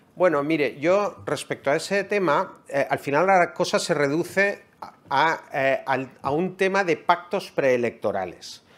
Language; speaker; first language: Spanish; native; Spanish